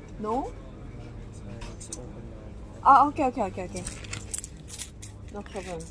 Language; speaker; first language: English; non-native, learner; Korean